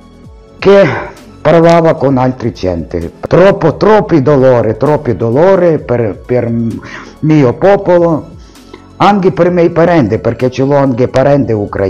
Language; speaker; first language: Italian; non-native, learner; Ukrainian